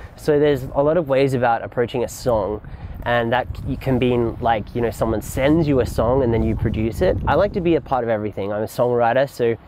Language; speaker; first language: English; native; English